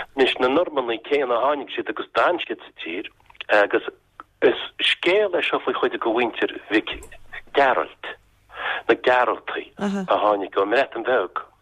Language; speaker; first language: Irish; non-native, local second language; English